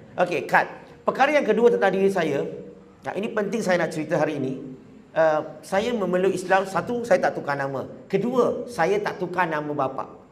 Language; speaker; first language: Malay; non-native, local second language; Chinese